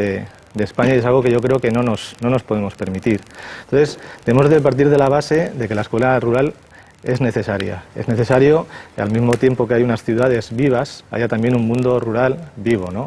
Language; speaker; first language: Spanish; native; Spanish